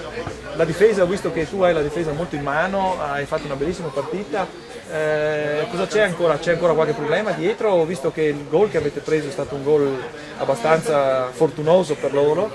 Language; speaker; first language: Italian; native; Italian